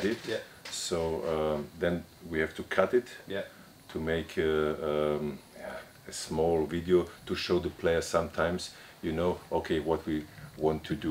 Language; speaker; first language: English; non-native, learner; Croatian